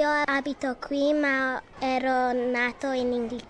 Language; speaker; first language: Italian; early bilingual, heritage; Italian